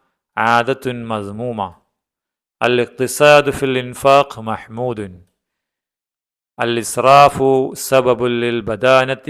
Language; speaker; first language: Arabic; non-native, fluent; Malayalam